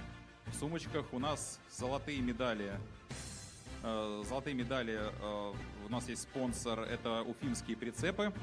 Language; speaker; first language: Russian; native; Russian